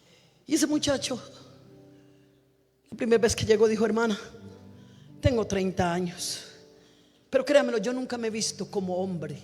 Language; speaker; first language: Spanish; native; Spanish